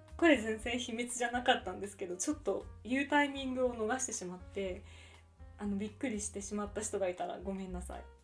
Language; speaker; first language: Japanese; native; Japanese